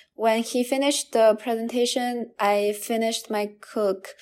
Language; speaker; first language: English; non-native, learner; Chinese